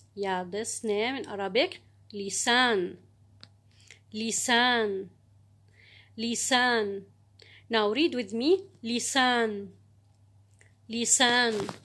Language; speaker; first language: English; non-native, learner; Arabic